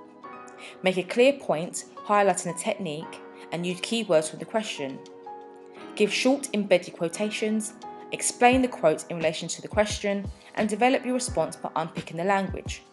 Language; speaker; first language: English; native; English